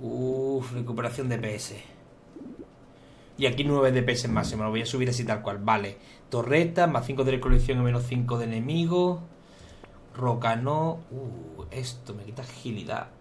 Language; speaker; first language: Spanish; native; Spanish